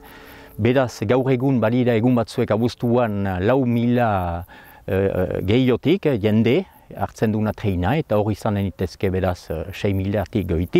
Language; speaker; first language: Basque; native; Basque